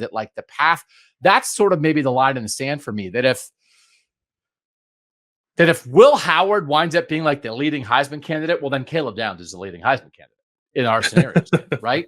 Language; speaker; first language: English; native; English